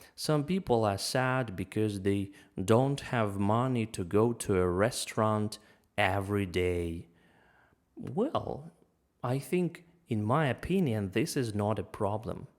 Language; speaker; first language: English; non-native, fluent; Russian